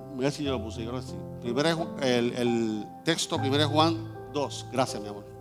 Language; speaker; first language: Spanish; native; Spanish